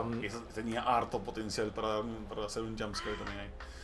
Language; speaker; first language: Spanish; native; Spanish